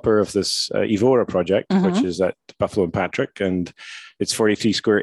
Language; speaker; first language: English; native; English